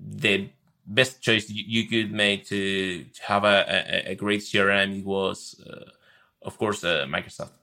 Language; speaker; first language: English; non-native, fluent; Spanish